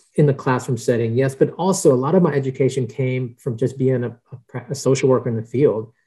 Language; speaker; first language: English; early bilingual, other home language; Spanish